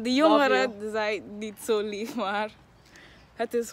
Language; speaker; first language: Dutch; early bilingual, other home language; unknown